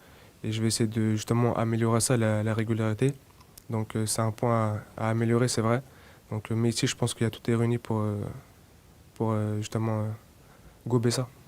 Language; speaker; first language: French; non-native, local second language; Arabic